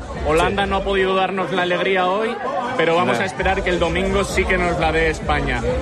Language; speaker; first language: Spanish; native; Spanish